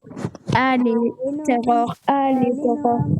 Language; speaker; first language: French; native; French